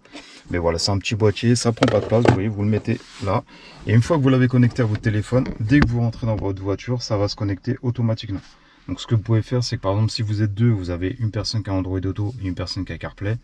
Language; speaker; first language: French; native; French